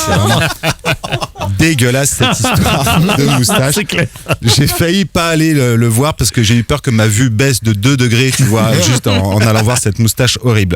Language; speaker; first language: French; native; French